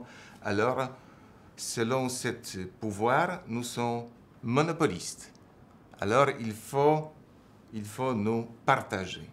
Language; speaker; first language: French; non-native, fluent; Polish